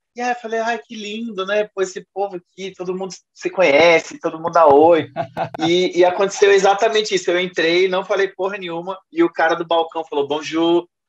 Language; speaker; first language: Portuguese; native; Portuguese